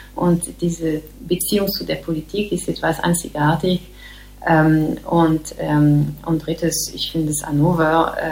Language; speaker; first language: German; non-native, fluent; French